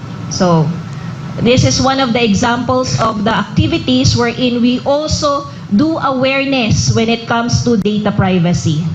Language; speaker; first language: English; non-native, local second language; Filipino